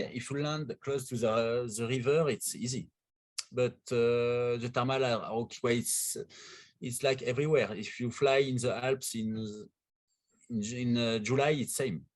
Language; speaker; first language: English; non-native, learner; French